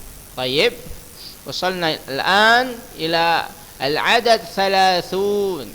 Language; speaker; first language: Arabic; non-native, fluent; Indonesian